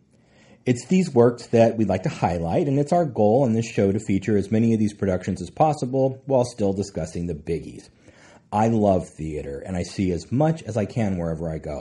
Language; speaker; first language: English; native; English